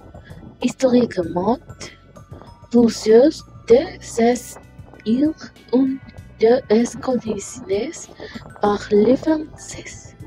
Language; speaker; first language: French; non-native, learner; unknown